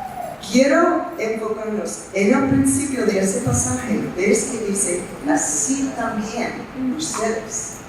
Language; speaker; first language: Spanish; non-native, fluent; English